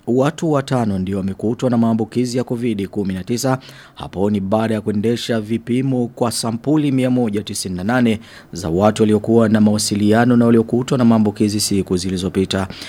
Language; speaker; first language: Swahili; non-native, local second language; Rundi